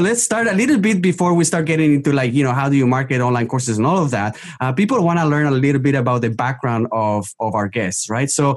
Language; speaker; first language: English; non-native, fluent; Spanish